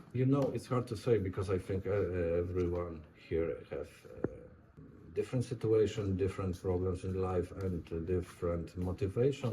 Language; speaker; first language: English; non-native, learner; Polish